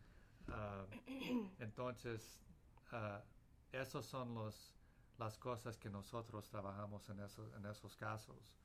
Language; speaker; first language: Spanish; early bilingual, heritage; Spanish